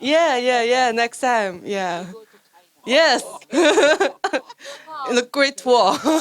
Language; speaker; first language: English; non-native, fluent; Chinese